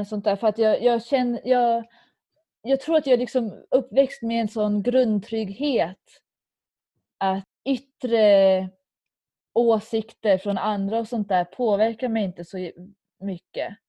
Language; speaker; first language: Swedish; native; Swedish